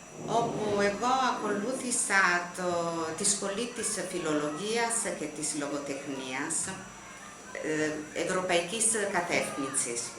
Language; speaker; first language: Greek; non-native, fluent; Italian